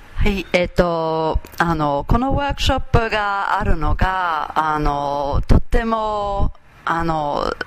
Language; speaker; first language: Japanese; non-native, fluent; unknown